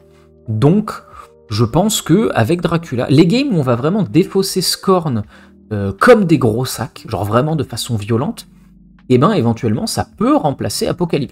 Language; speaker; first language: French; native; French